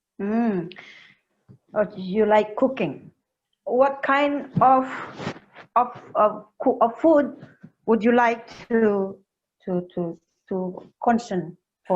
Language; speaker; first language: English; non-native, learner; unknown